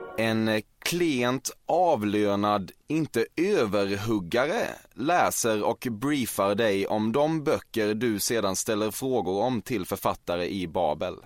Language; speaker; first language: Swedish; native; Swedish